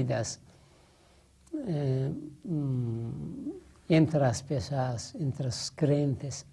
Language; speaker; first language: Portuguese; non-native, fluent; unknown